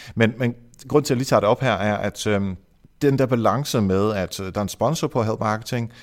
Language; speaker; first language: Danish; native; Danish